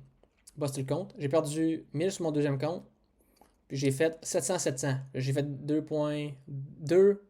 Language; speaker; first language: French; native; French